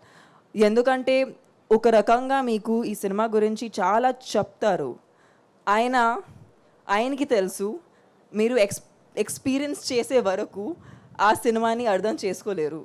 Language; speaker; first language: Telugu; non-native, local second language; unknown